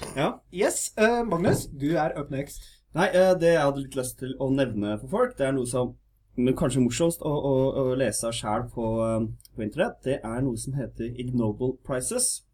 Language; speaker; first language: Norwegian; native; Norwegian